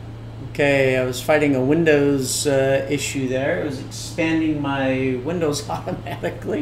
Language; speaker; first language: English; native; English